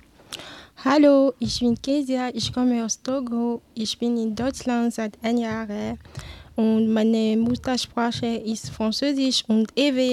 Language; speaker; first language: German; non-native, learner; Ewe